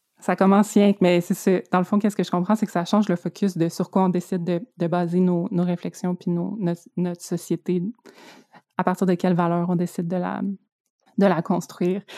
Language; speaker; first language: French; native; French